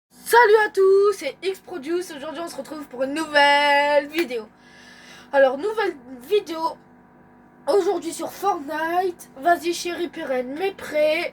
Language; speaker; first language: French; native; French